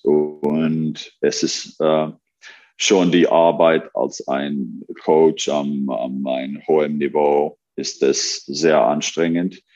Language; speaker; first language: German; non-native, learner; Finnish